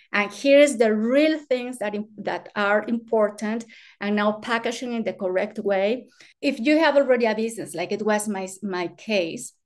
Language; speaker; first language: English; non-native, fluent; Spanish